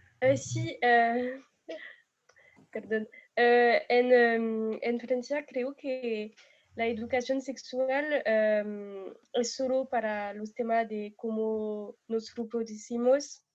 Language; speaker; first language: Spanish; non-native, fluent; French